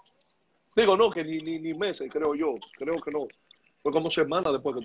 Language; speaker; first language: Spanish; native; Spanish